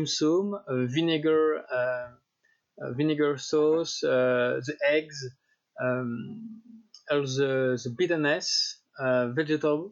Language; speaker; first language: English; non-native, fluent; French